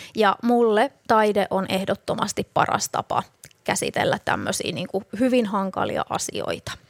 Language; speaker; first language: Finnish; native; Finnish